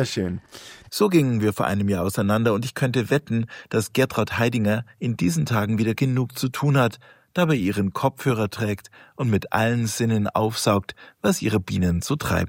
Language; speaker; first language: German; native; German